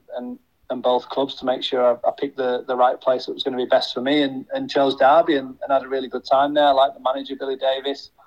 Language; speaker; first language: English; native; English